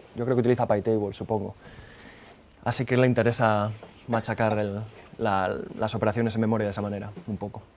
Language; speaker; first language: Spanish; native; Spanish